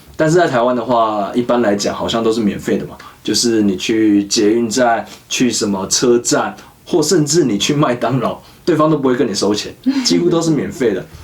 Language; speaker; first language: Chinese; native; Chinese